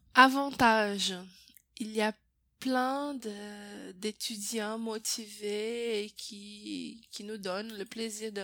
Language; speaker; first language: French; non-native, fluent; Portuguese